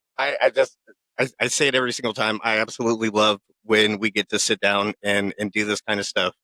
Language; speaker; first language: English; native; English